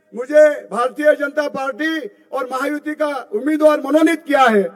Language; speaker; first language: Hindi; non-native, local second language; Marathi